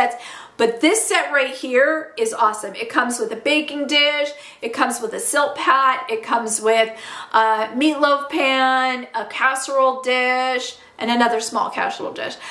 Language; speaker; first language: English; native; English